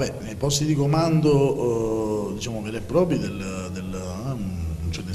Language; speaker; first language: Italian; native; Italian